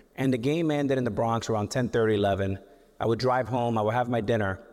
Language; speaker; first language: English; native; English